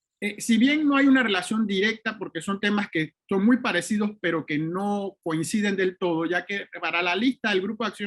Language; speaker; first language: Spanish; native; Spanish